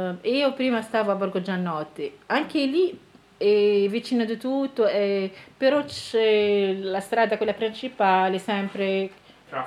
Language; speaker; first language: Italian; non-native, learner; Arabic